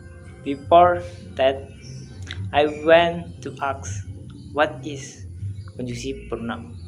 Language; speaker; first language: English; non-native, learner; Indonesian